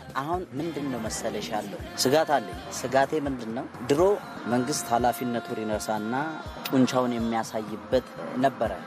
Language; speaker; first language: Amharic; non-native, local second language; Oromo